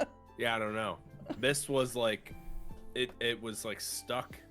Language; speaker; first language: English; native; English